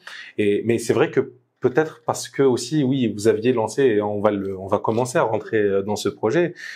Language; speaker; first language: French; native; French